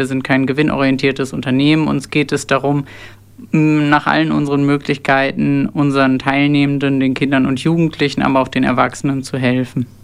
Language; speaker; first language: German; early bilingual, other home language; Turkish